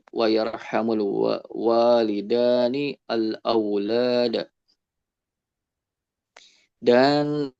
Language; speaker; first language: Arabic; non-native, learner; Indonesian